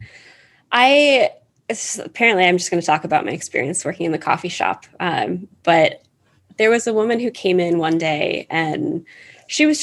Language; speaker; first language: English; native; English